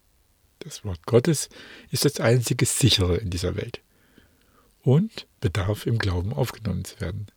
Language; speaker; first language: German; native; German